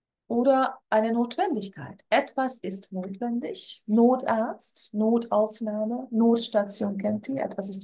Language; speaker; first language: German; non-native, fluent; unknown